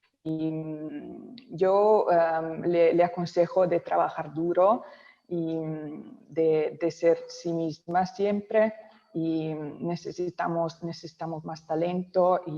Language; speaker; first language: Spanish; non-native, local second language; Italian